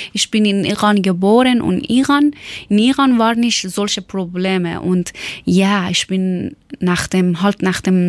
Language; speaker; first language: German; non-native, learner; Persian